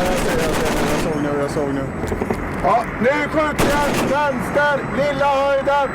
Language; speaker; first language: Swedish; native; Swedish